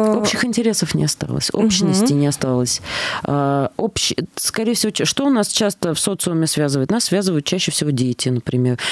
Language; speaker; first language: Russian; native; Russian